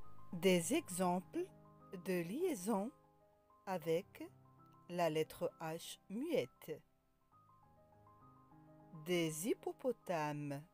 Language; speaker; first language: French; non-native, local second language; Arabic